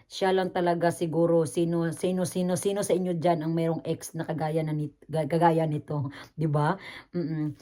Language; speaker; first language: Filipino; native; Filipino